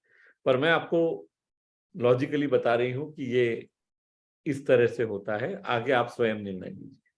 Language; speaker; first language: Hindi; native; Hindi